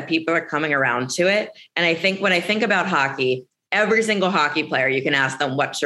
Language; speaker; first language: English; native; English